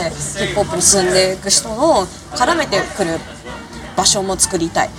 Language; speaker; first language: Japanese; early bilingual, heritage; Japanese